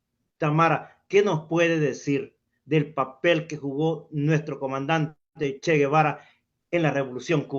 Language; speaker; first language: Spanish; native; Spanish